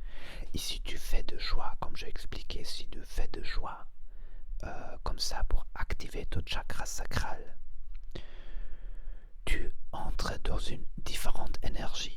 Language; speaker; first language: French; non-native, learner; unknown